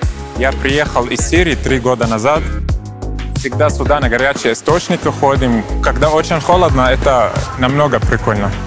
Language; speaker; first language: Russian; non-native, fluent; Arabic